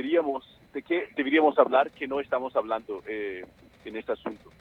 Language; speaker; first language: Spanish; non-native, fluent; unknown